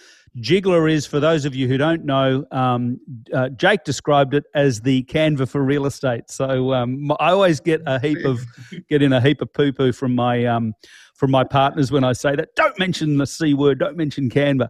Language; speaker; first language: English; native; English